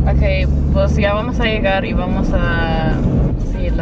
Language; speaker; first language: Spanish; early bilingual, heritage; Spanish